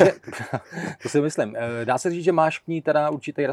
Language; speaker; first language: Czech; native; Czech